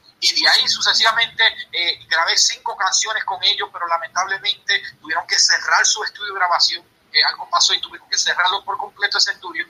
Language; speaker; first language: Spanish; early bilingual, heritage; Spanish